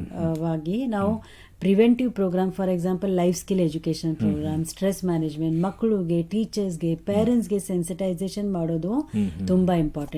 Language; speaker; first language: Kannada; non-native, local second language; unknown